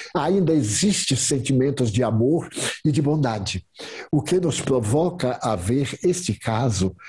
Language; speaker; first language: Portuguese; native; Portuguese